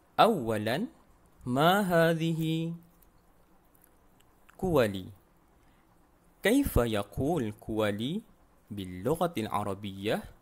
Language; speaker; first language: Arabic; non-native, fluent; Malay